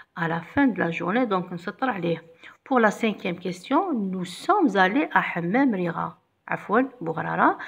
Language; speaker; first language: French; non-native, local second language; Arabic